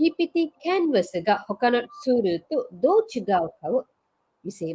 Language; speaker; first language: Japanese; non-native, fluent; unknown